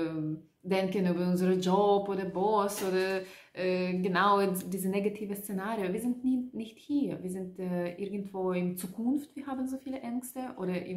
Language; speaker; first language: German; non-native, learner; Russian